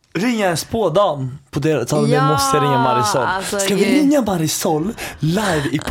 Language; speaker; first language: Swedish; native; Swedish